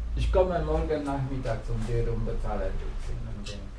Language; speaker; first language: German; non-native, learner; Polish